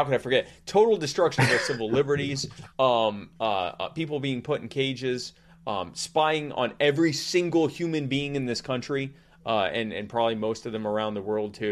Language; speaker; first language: English; native; English